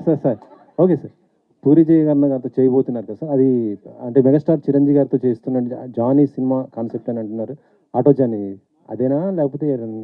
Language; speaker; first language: Telugu; native; Telugu